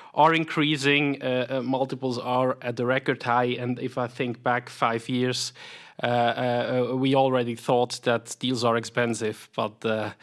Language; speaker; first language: English; non-native, fluent; German